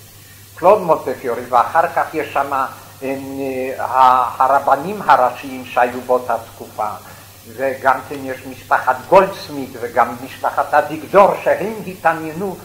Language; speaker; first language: Hebrew; non-native, fluent; Yiddish